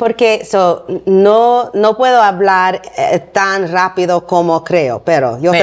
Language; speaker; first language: Spanish; non-native, learner; English